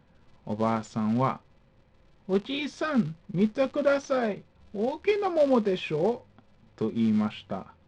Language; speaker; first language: Japanese; non-native, fluent; English